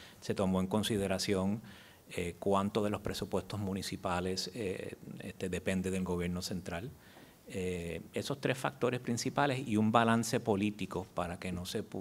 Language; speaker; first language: Spanish; native; Spanish